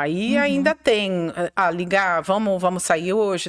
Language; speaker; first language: Portuguese; non-native, fluent; Dutch